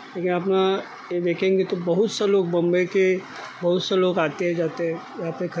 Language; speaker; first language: Hindi; non-native, local second language; Marathi